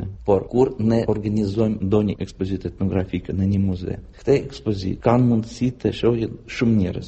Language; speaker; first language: Albanian; non-native, fluent; Russian